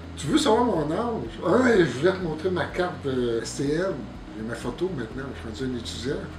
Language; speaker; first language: French; native; French